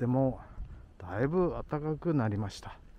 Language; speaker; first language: Japanese; non-native, learner; Indonesian